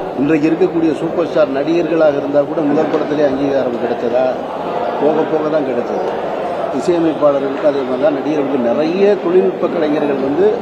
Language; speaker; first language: Tamil; native; Tamil